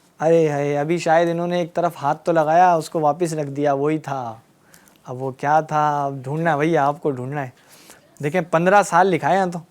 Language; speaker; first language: Urdu; native; Urdu